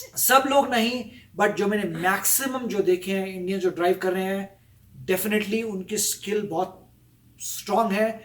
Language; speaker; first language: Hindi; native; Hindi